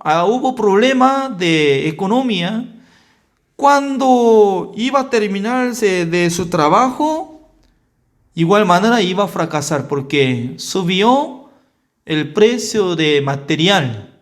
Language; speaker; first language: Spanish; non-native, learner; Korean